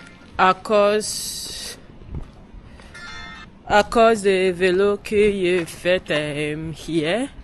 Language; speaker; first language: French; non-native, learner; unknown